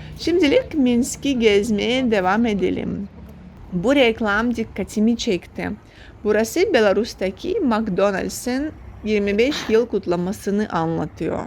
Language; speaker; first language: Turkish; non-native, fluent; Russian